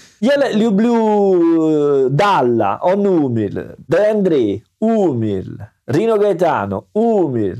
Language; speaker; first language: Russian; non-native, fluent; Italian